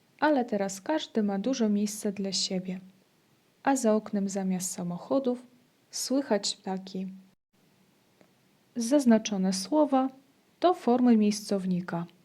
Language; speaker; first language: Polish; non-native, fluent; Ukrainian